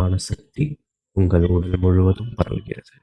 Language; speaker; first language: Tamil; native; Tamil